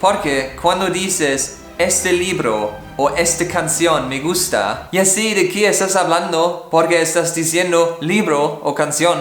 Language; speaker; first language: Spanish; non-native, fluent; German